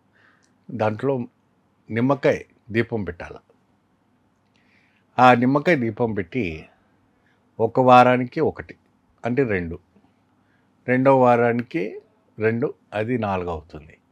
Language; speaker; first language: Telugu; non-native, fluent; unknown